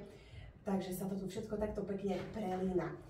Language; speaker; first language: Slovak; native; Slovak